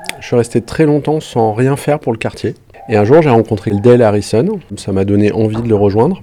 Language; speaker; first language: French; native; French